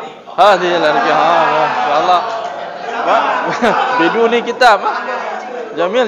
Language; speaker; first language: Arabic; non-native, fluent; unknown